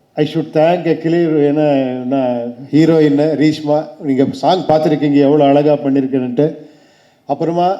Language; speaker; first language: Tamil; non-native, learner; Kannada